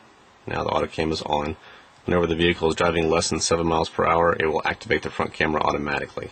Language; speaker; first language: English; native; English